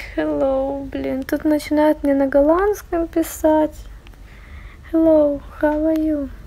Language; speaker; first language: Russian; native; Russian